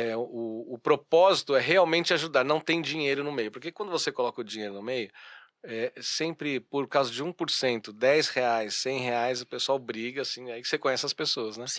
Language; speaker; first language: Portuguese; native; Portuguese